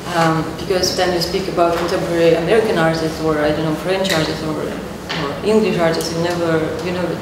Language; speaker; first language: English; non-native, fluent; Russian